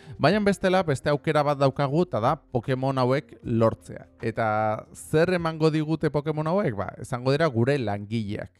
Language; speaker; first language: Basque; non-native, local second language; Spanish